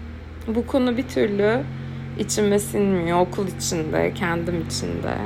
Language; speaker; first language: Turkish; native; Turkish